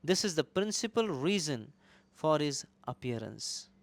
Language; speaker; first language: English; non-native, local second language; Hindi